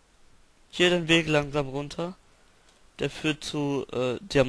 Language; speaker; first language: German; native; German